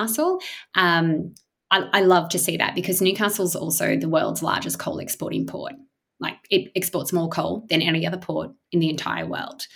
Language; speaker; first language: English; native; English